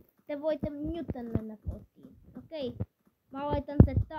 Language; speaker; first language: Finnish; non-native, learner; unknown